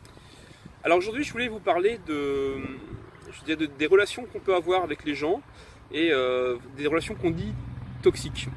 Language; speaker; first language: French; native; French